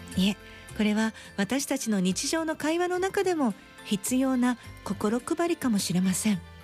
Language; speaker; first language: Japanese; native; Japanese